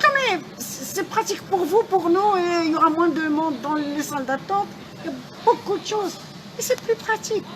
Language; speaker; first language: French; non-native, local second language; Arabic